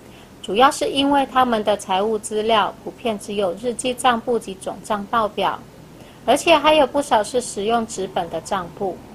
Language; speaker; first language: Chinese; native; Chinese